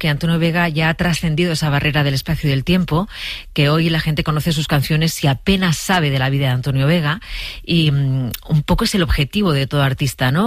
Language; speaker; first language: Spanish; native; Spanish